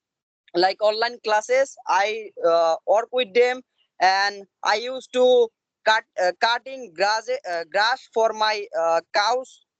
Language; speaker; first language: English; non-native, learner; Assamese